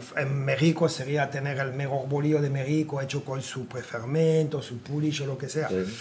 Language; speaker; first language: Spanish; non-native, fluent; French